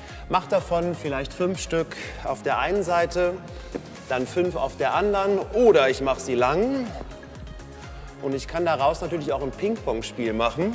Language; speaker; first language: German; native; German